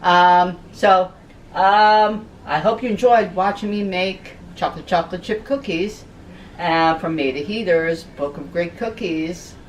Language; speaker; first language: English; native; English